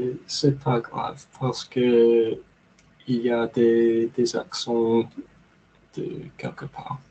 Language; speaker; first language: French; non-native, learner; English